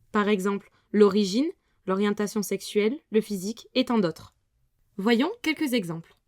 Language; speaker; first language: French; native; French